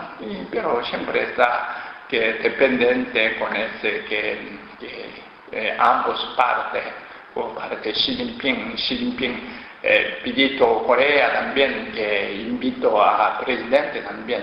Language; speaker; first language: Spanish; non-native, learner; Korean